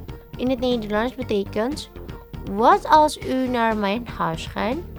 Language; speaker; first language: Dutch; non-native, learner; Indonesian